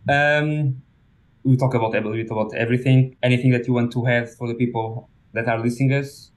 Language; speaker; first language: English; non-native, fluent; Portuguese